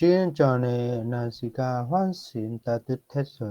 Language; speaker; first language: Korean; non-native, learner; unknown